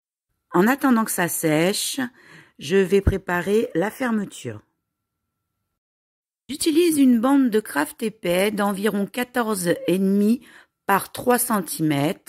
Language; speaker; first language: French; native; French